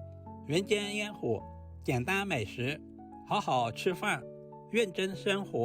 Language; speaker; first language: Chinese; native; Chinese